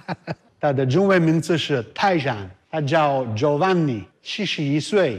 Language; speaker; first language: Chinese; non-native, learner; Italian